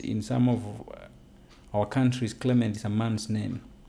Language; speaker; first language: English; non-native, local second language; Luo (Kenya and Tanzania)